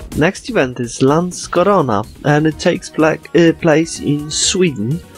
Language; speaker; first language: English; non-native, fluent; Polish